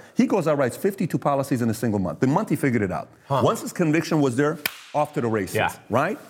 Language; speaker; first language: English; early bilingual, other home language; Persian